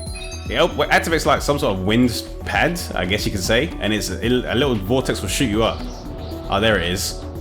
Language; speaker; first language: English; native; English